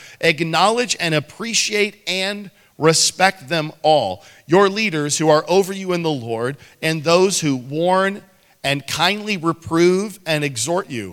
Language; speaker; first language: English; native; English